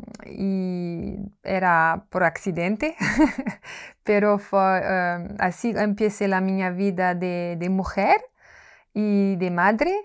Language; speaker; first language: Spanish; non-native, learner; French